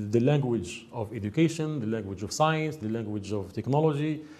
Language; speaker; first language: English; non-native, fluent; Arabic